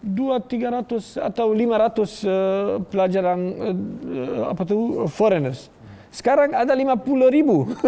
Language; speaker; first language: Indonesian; non-native, learner; Bosnian